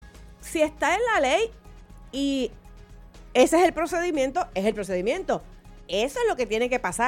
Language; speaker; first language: Spanish; native; Spanish